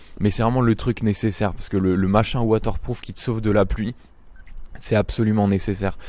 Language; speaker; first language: French; native; French